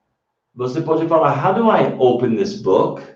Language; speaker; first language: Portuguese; non-native, fluent; English